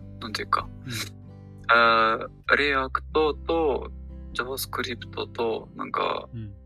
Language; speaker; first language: Japanese; non-native, learner; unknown